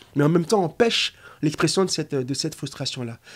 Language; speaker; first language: French; non-native, local second language; Lingala